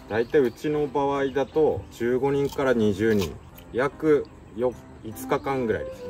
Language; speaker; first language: Japanese; native; Japanese